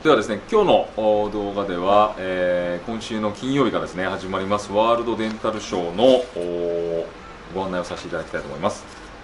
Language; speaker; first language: Japanese; native; Japanese